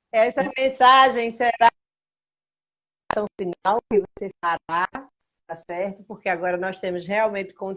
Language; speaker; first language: Portuguese; native; Portuguese